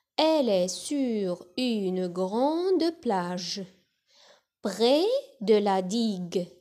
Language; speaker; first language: French; non-native, local second language; Arabic